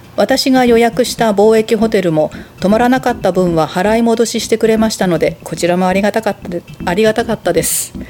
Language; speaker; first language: Japanese; native; Japanese